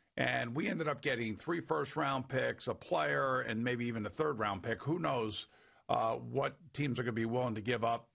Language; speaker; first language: English; native; English